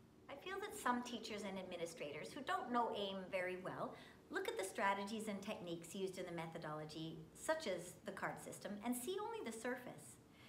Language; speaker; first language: English; native; English